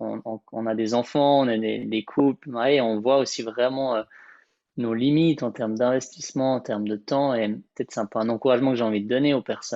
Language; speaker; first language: French; native; French